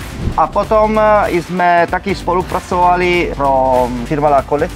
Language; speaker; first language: Czech; non-native, fluent; Italian